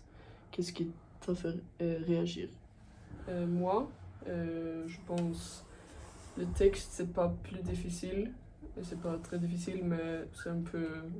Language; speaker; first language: French; non-native, learner; Swedish